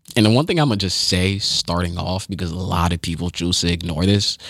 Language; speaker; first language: English; early bilingual, other home language; Haitian Creole